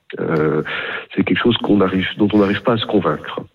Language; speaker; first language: French; native; French